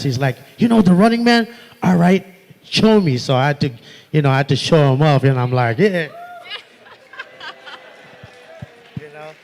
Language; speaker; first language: English; non-native, local second language; Pampanga